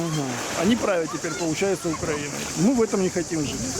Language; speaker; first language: Russian; native; Russian